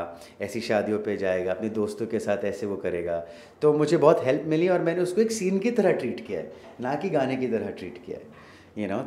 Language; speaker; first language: Hindi; native; Hindi